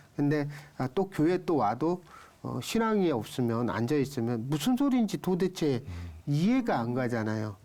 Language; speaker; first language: Korean; native; Korean